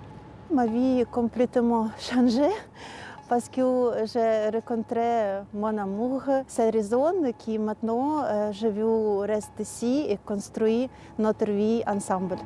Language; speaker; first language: French; non-native, learner; Ukrainian